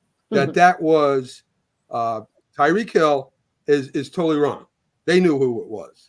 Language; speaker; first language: English; native; English